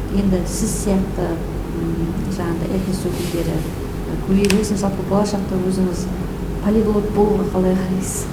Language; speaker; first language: Kazakh; native; Kazakh